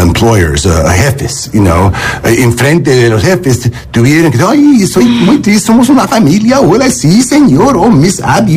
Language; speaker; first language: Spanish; non-native, learner; English